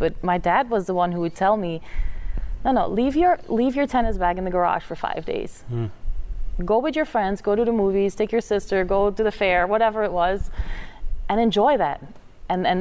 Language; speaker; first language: English; non-native, fluent; Dutch